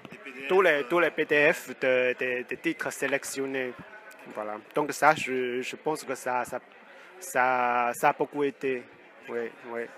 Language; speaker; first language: French; non-native, fluent; Chinese